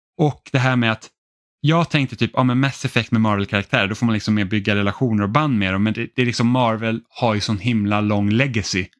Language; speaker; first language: Swedish; native; Swedish